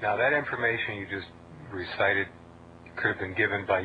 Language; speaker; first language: English; native; English